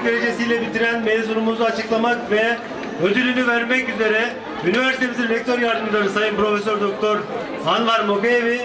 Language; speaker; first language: Turkish; native; Turkish